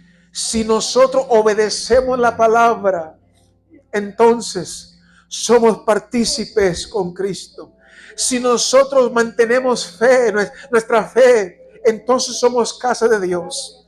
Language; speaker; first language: Spanish; native; Spanish